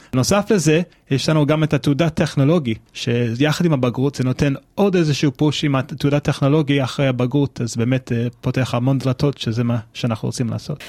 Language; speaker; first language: Hebrew; non-native, fluent; English